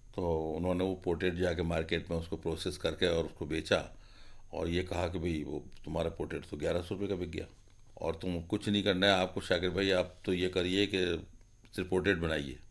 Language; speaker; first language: Hindi; native; Hindi